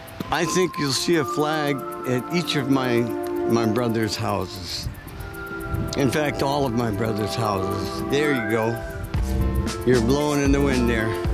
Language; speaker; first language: English; native; English